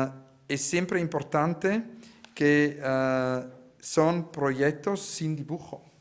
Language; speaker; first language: Spanish; non-native, learner; Italian